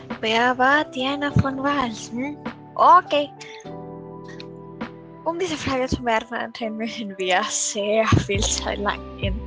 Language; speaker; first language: German; non-native, learner; Spanish